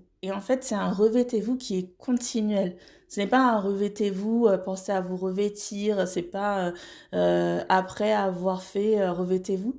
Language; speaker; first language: French; native; French